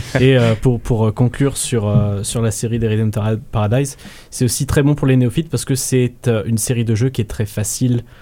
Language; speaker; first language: French; native; French